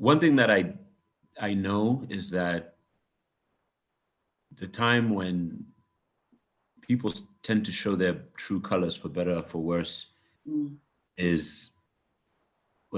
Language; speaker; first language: English; non-native, local second language; Nyanja